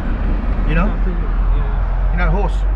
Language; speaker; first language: English; non-native, learner; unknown